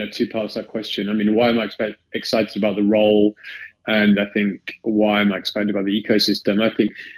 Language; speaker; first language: English; native; English